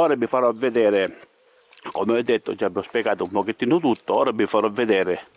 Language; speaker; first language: Italian; native; Italian